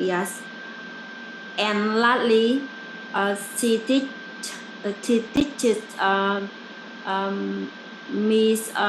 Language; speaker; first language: English; non-native, learner; Vietnamese